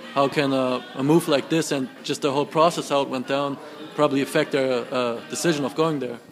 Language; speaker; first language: English; non-native, fluent; German